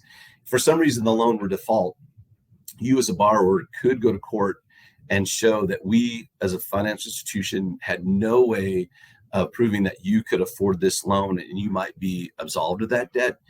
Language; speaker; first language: English; native; English